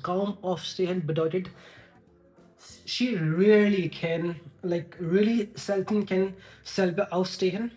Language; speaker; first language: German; non-native, learner; Hindi